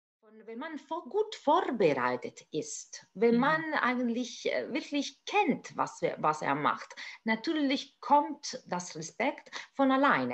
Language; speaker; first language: German; non-native, fluent; Italian